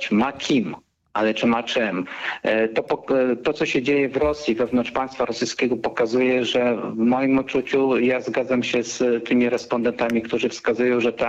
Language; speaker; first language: Polish; native; Polish